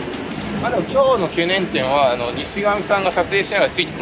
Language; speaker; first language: Japanese; native; Japanese